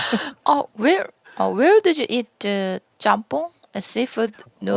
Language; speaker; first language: English; non-native, learner; Korean